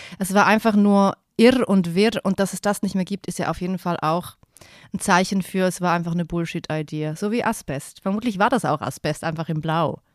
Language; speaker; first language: German; native; German